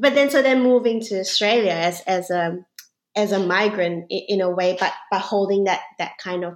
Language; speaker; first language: English; native; English